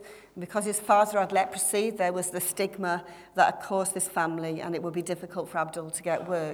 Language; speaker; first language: English; native; English